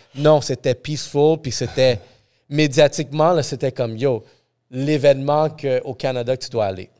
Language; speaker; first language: French; non-native, fluent; English